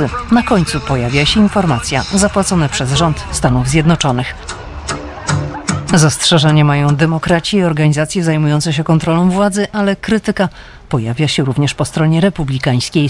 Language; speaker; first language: Polish; native; Polish